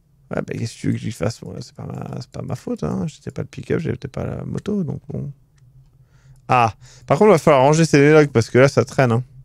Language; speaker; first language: French; native; French